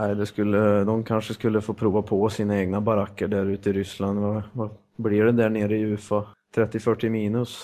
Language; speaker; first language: Swedish; native; Swedish